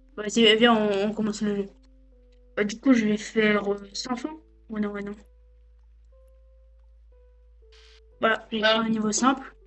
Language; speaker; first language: French; native; French